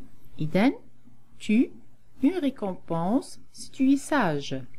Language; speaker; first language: French; non-native, local second language; Arabic